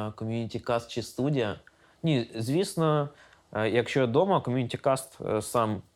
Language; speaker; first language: Ukrainian; non-native, local second language; Russian